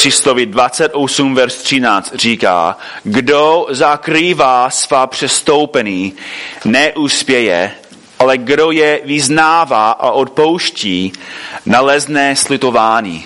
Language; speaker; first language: Czech; non-native, fluent; English